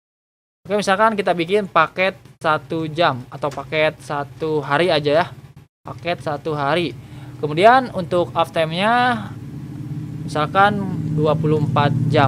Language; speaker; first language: Indonesian; native; Indonesian